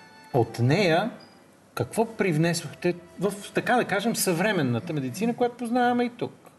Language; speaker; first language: Bulgarian; native; Bulgarian